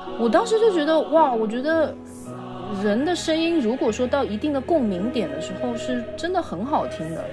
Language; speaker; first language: Chinese; native; Chinese